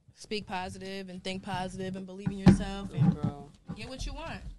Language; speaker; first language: English; native; English